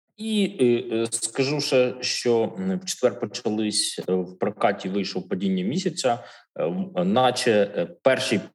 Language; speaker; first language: Ukrainian; native; Ukrainian